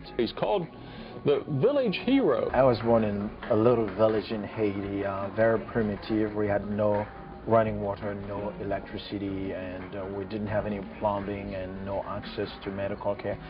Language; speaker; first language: English; non-native, fluent; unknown